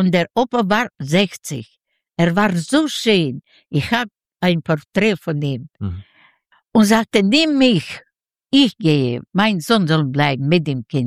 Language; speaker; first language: German; non-native, fluent; Yiddish